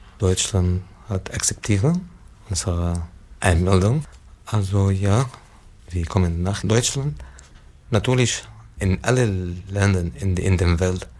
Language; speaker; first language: German; non-native, learner; Arabic